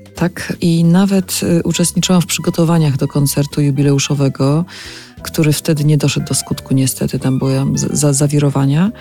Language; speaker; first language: Polish; native; Polish